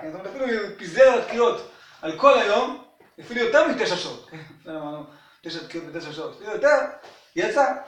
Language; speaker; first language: Hebrew; native; Hebrew